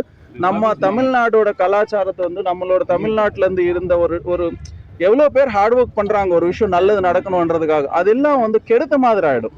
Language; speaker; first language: Tamil; native; Tamil